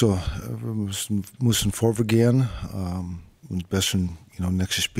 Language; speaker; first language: German; non-native, learner; English